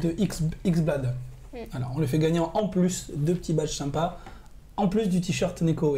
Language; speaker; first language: French; native; French